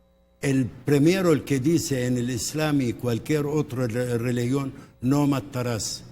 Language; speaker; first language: Spanish; early bilingual, heritage; Spanish